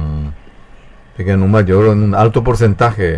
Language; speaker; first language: Spanish; native; Spanish